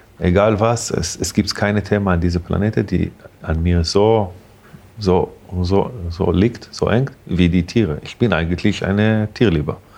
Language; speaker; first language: German; non-native, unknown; Hebrew